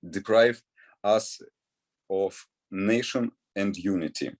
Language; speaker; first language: English; non-native, learner; Ukrainian